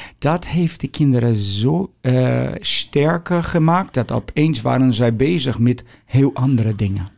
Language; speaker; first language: Dutch; non-native, fluent; Portuguese